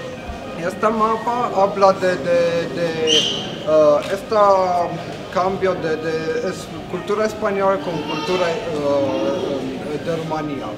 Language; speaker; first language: Spanish; non-native, learner; Romanian